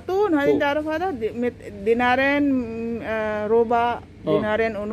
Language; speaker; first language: Arabic; non-native, learner; Filipino